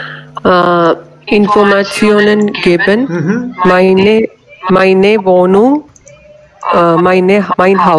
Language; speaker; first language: German; non-native, learner; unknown